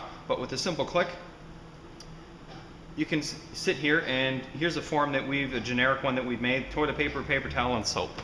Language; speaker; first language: English; native; English